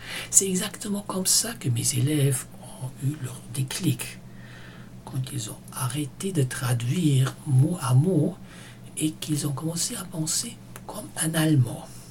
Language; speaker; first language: French; non-native, fluent; German